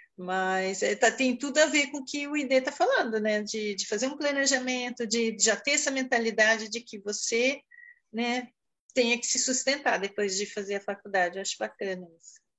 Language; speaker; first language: Portuguese; early bilingual, heritage; Portuguese